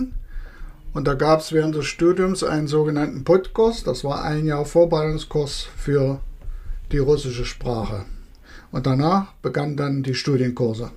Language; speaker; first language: German; native; German